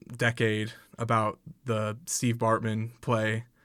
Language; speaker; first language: English; native; English